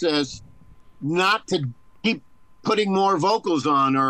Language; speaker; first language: English; native; English